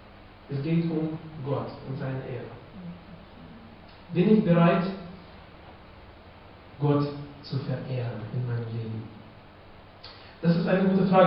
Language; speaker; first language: German; non-native, fluent; Russian